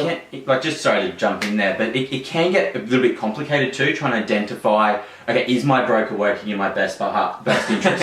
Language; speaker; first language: English; native; English